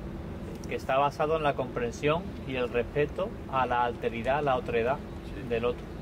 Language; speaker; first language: Spanish; native; Spanish